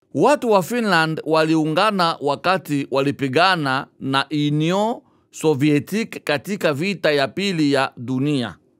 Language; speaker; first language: Swahili; native; Swahili